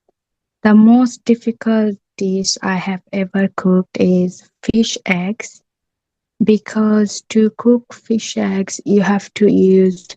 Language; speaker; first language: English; non-native, learner; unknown